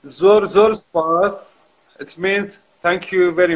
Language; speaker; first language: English; non-native, learner; Kurdish